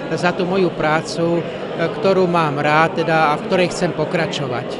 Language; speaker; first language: Slovak; native; Slovak